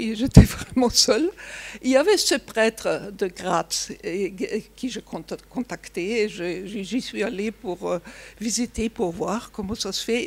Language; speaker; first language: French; non-native, fluent; German